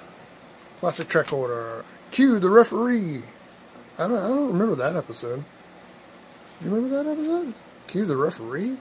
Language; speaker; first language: English; native; English